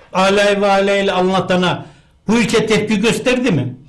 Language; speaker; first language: Turkish; native; Turkish